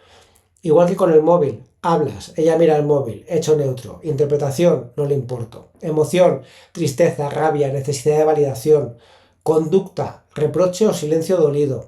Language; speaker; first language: Spanish; native; Spanish